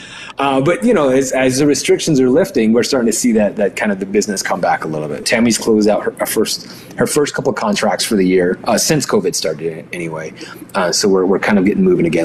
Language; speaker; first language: English; early bilingual, other home language; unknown